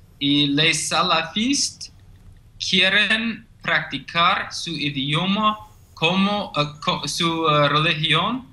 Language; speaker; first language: Spanish; non-native, learner; English